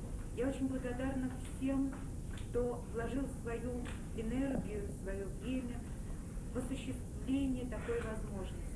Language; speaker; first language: Russian; native; Russian